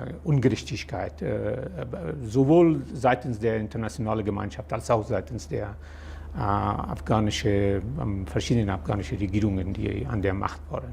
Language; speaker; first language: German; non-native, fluent; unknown